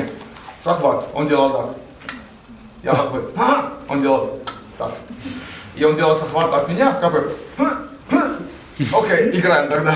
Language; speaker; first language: Russian; non-native, learner; Estonian